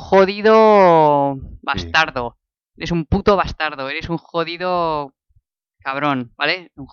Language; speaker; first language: Spanish; native; Spanish